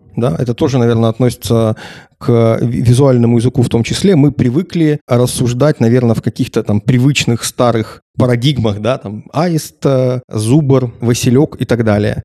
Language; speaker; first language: Russian; native; Russian